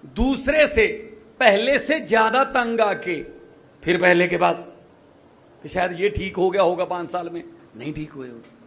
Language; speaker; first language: Hindi; non-native, local second language; Punjabi